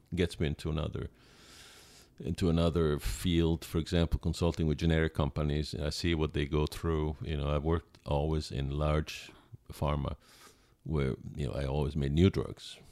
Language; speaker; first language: English; non-native, fluent; Italian